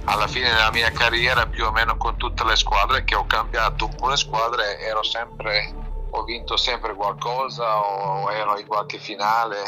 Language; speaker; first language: Italian; non-native, fluent; Serbian